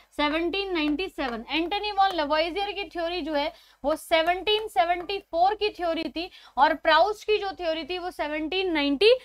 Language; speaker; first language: Hindi; native; Hindi